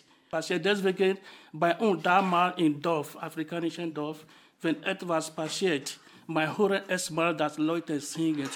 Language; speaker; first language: German; non-native, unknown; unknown